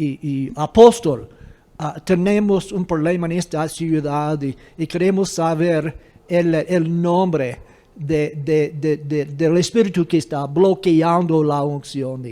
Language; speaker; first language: Spanish; non-native, fluent; English